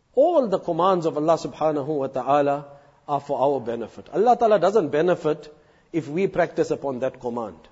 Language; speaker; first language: English; native; English